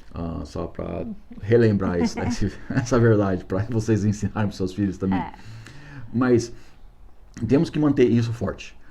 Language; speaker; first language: Portuguese; non-native, fluent; English